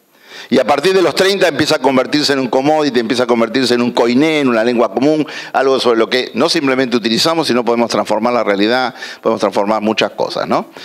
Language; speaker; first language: Spanish; native; Spanish